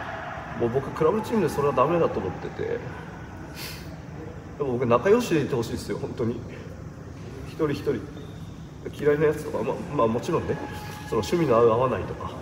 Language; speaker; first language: Japanese; native; Japanese